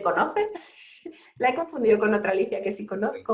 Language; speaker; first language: Spanish; native; Spanish